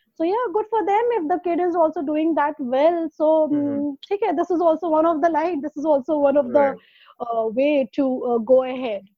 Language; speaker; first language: English; non-native, local second language; Hindi